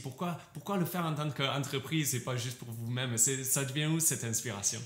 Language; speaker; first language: French; native; French